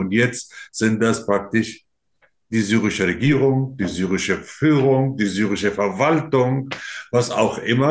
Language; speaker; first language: German; non-native, fluent; Arabic